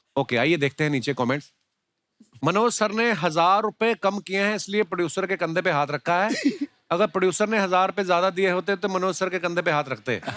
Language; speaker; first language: Hindi; native; Hindi